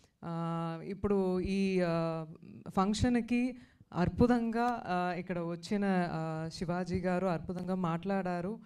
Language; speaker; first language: Telugu; non-native, fluent; Tamil